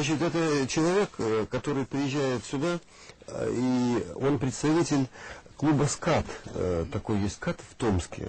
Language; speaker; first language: Russian; native; Russian